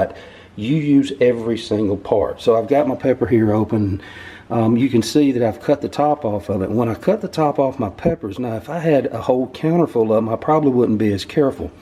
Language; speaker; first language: English; native; English